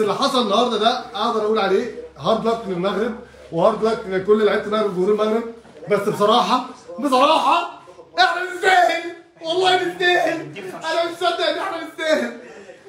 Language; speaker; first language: Arabic; native; Arabic